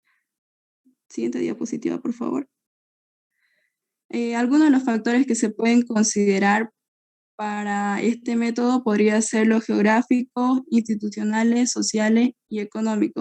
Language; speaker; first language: Spanish; native; Spanish